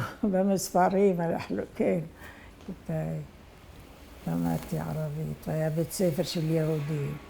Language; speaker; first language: Hebrew; non-native, fluent; Arabic